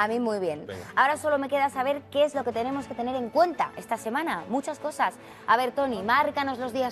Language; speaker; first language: Spanish; native; Spanish